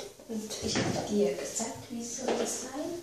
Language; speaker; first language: German; non-native, learner; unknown